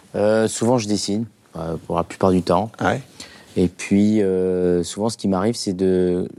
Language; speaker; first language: French; non-native, local second language; Arabic